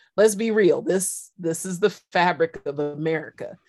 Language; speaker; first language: English; native; English